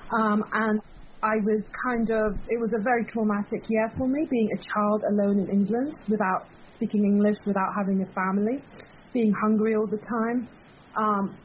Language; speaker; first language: English; early bilingual, other home language; Persian